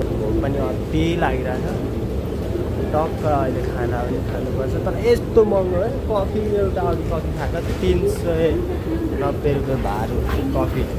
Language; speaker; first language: Nepali; native; Nepali